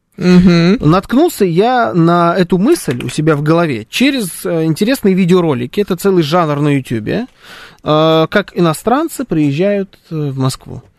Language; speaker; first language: Russian; native; Russian